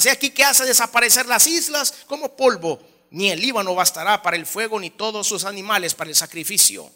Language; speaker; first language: Spanish; native; Spanish